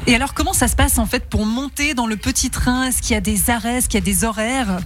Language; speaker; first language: French; native; French